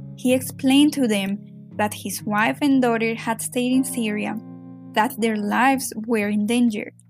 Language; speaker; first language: English; non-native, fluent; Spanish